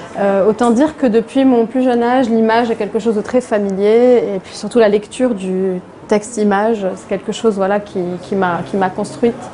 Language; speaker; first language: French; non-native, local second language; Arabic